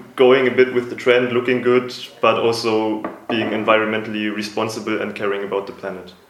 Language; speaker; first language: English; non-native, fluent; German